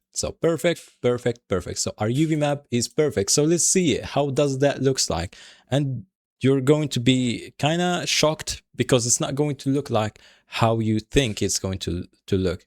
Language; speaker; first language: English; non-native, fluent; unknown